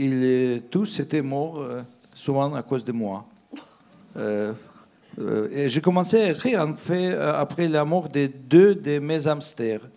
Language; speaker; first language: French; non-native, fluent; Russian